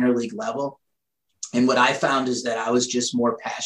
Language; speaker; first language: English; native; English